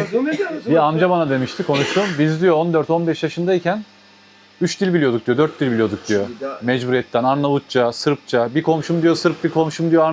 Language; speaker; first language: Turkish; native; Turkish